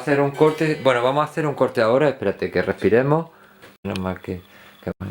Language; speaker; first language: Spanish; early bilingual, heritage; Spanish